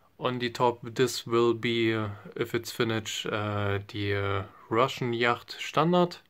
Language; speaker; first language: English; non-native, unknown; German